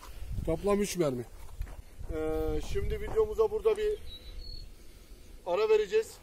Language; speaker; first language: Turkish; native; Turkish